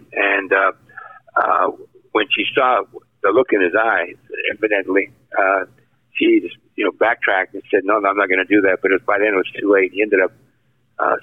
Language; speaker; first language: English; native; English